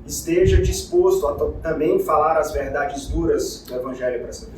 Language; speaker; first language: Portuguese; native; Portuguese